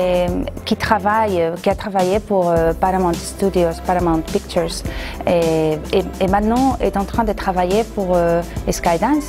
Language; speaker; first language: French; non-native, fluent; Spanish